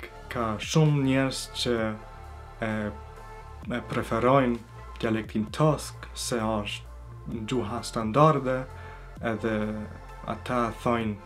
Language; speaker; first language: Albanian; early bilingual, heritage; Albanian